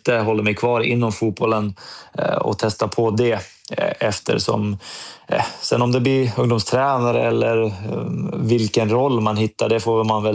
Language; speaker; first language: Swedish; native; Swedish